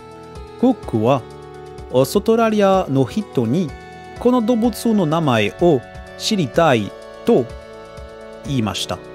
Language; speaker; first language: Japanese; non-native, learner; French